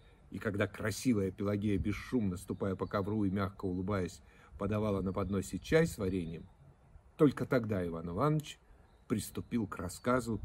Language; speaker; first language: Russian; native; Russian